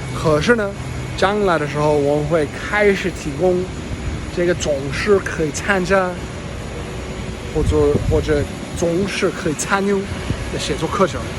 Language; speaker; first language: Chinese; non-native, learner; English